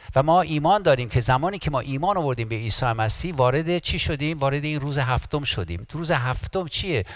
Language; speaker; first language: Persian; early bilingual, heritage; Persian